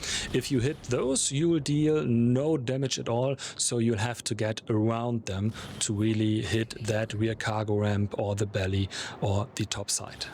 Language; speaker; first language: English; non-native, fluent; German